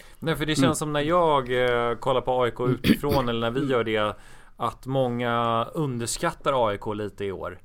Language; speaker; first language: Swedish; native; Swedish